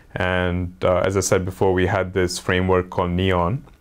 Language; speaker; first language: English; non-native, local second language; Hindi